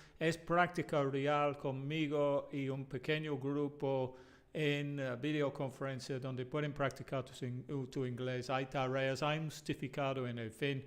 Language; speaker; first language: Spanish; non-native, fluent; English